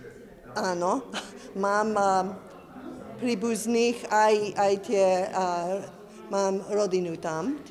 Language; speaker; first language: Slovak; early bilingual, heritage; English